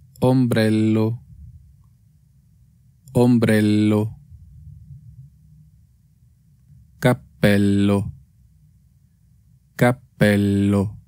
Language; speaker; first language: Italian; non-native, fluent; Spanish